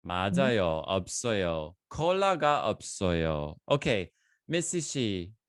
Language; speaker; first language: Korean; non-native, fluent; English